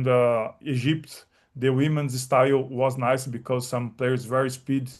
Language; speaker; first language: English; non-native, learner; Portuguese